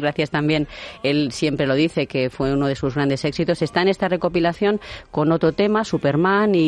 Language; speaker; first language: Spanish; native; Spanish